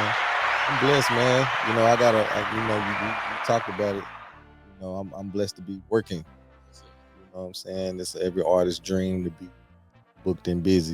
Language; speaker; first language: English; native; English